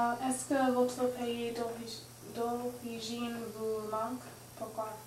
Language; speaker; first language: French; non-native, learner; English